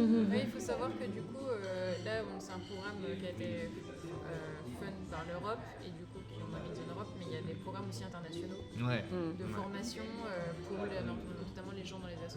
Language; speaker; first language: French; native; French